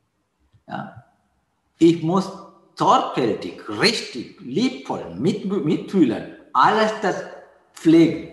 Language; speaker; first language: German; non-native, learner; Sinhala